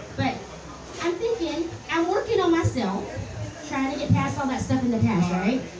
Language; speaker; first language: English; native; English